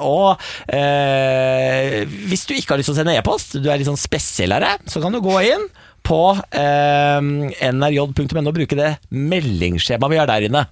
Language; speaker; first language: Norwegian; native; Norwegian